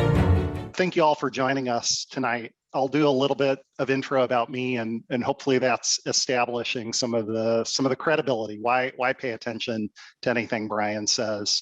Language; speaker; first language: English; native; English